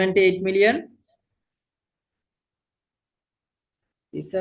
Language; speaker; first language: English; non-native, local second language; Sinhala